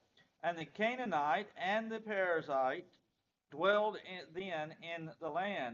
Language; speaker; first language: English; native; English